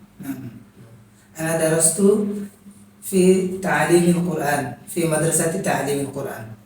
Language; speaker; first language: Arabic; non-native, learner; Bangla